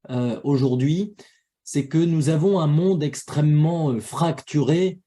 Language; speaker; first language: French; native; French